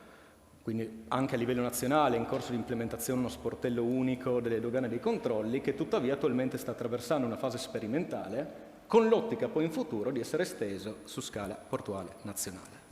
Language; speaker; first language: Italian; native; Italian